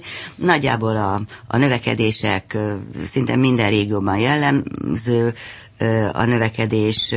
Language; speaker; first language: Hungarian; native; Hungarian